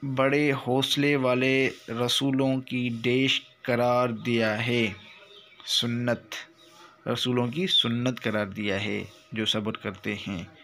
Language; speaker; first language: Urdu; non-native, local second language; Sindhi